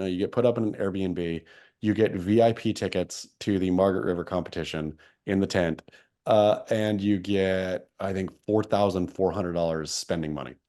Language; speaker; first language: English; native; English